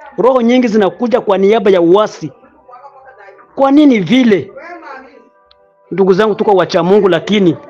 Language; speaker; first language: Swahili; native; Swahili